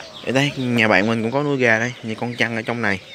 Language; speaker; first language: Vietnamese; native; Vietnamese